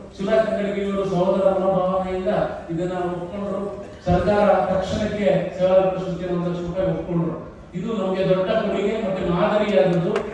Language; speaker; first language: Kannada; non-native, local second language; Lambadi